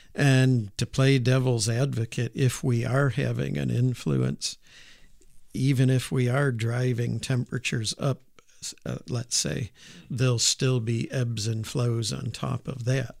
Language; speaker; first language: English; native; English